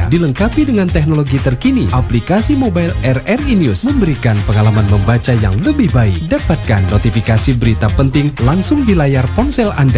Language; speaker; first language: Indonesian; native; Indonesian